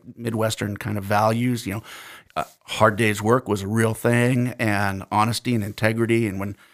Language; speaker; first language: English; native; English